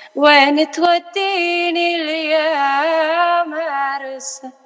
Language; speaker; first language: Arabic; native; Arabic